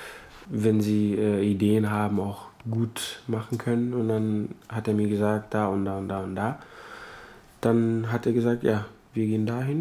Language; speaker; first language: German; non-native, fluent; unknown